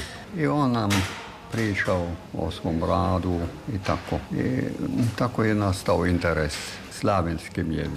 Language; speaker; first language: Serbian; non-native, fluent; German